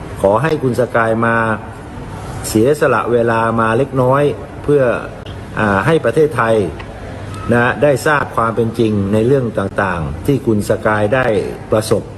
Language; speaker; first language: Thai; native; Thai